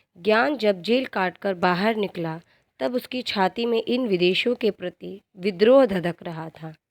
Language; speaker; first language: Hindi; native; Hindi